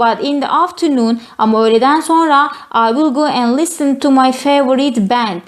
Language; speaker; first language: English; non-native, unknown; Turkish